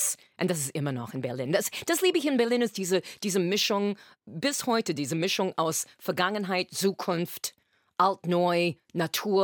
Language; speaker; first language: German; non-native, fluent; English